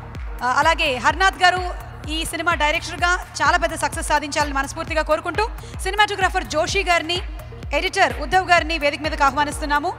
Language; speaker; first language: Telugu; native; Telugu